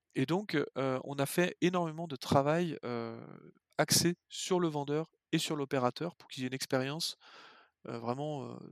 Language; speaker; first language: French; native; French